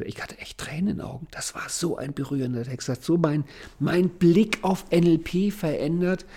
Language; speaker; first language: German; native; German